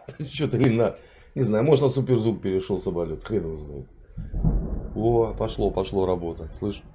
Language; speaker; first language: Russian; native; Russian